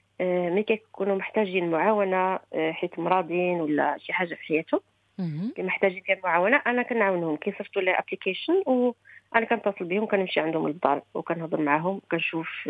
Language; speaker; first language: Arabic; early bilingual, heritage; Arabic